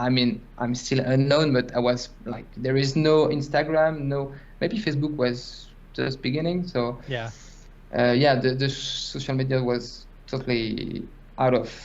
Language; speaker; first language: English; non-native, fluent; French